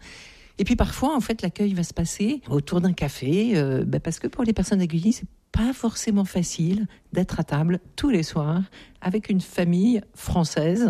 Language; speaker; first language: French; native; French